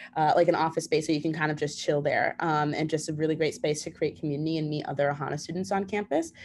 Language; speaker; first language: English; native; English